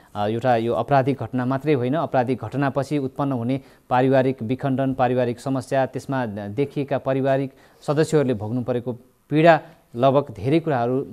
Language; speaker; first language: Nepali; native; Nepali